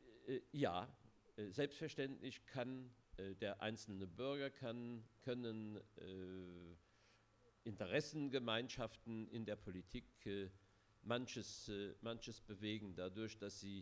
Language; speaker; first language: German; non-native, local second language; Luxembourgish